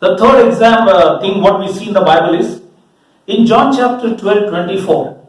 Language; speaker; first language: English; non-native, local second language; Malayalam